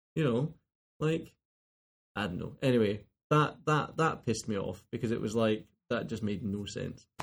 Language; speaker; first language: English; native; English